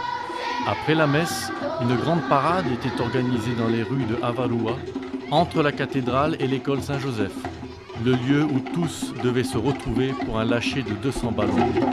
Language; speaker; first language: French; native; French